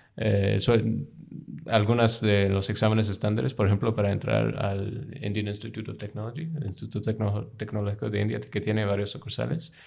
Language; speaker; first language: Spanish; non-native, fluent; English